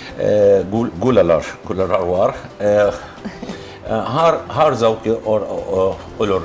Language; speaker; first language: Turkish; non-native, learner; Arabic